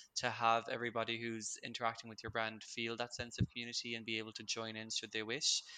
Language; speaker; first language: English; native; English